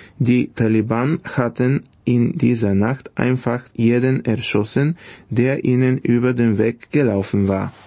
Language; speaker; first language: German; non-native, fluent; Bulgarian